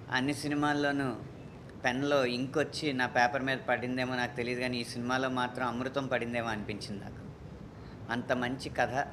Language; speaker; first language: Telugu; native; Telugu